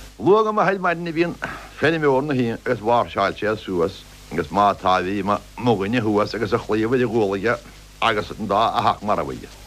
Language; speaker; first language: Irish; native; Irish